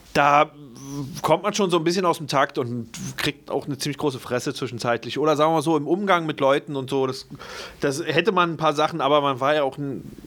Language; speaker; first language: German; native; German